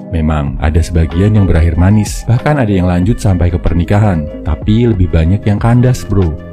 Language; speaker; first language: Indonesian; native; Indonesian